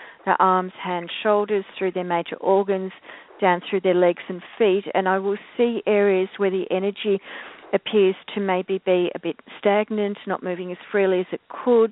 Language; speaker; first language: English; native; English